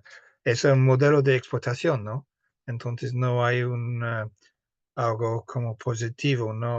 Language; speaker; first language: Spanish; non-native, fluent; English